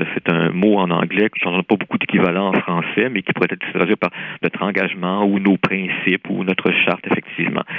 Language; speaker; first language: French; native; French